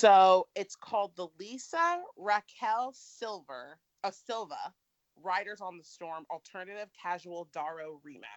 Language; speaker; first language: English; native; English